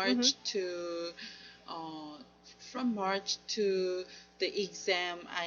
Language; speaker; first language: English; non-native, learner; Korean